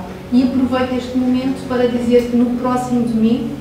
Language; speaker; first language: Portuguese; native; Portuguese